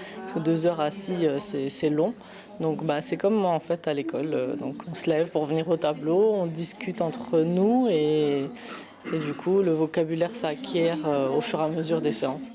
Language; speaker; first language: French; native; French